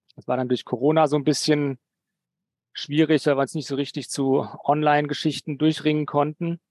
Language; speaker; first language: German; native; German